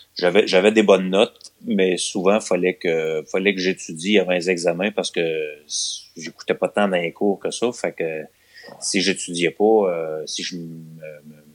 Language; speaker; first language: French; native; French